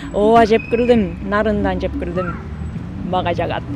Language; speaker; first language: Kyrgyz; non-native, learner; Japanese